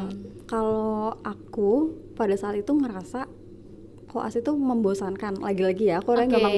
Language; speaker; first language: Indonesian; native; Indonesian